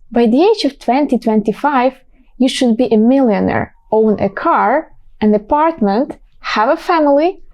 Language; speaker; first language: English; non-native, fluent; Ukrainian